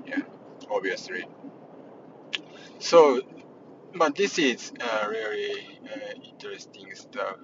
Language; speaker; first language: English; non-native, learner; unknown